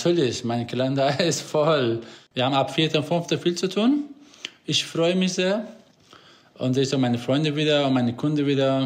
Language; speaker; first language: German; non-native, fluent; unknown